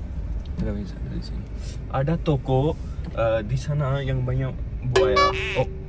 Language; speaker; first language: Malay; non-native, learner; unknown